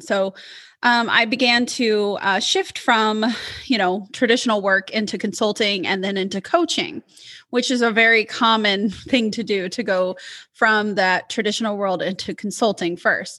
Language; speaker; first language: English; native; English